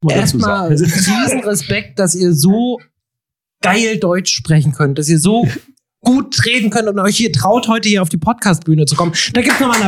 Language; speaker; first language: German; native; German